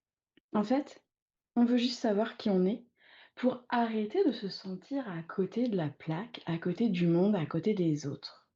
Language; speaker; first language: French; native; French